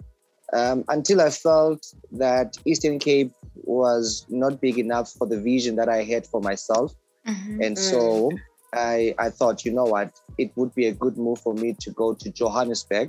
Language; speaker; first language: English; non-native, local second language; Xhosa